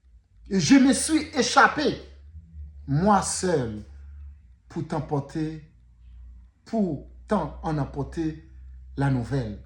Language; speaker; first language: French; non-native, local second language; Haitian Creole